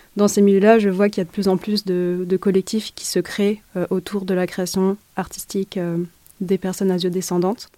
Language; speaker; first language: French; native; French